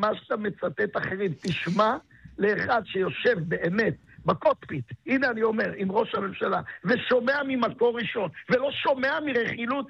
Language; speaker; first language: Hebrew; native; Hebrew